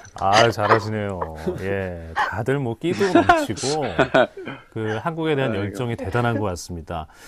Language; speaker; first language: Korean; native; Korean